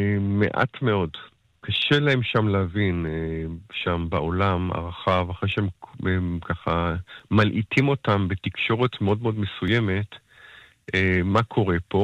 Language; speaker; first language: Hebrew; native; Hebrew